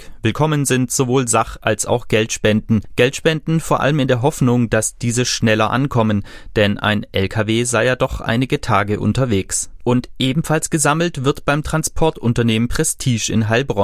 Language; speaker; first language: German; native; German